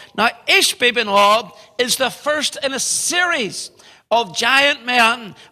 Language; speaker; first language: English; native; English